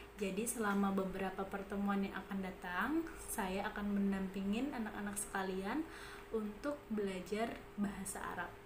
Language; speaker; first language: Indonesian; native; Indonesian